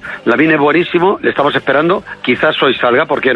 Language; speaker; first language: Spanish; native; Spanish